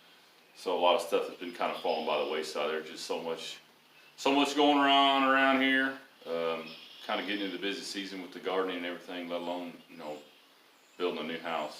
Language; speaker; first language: English; native; English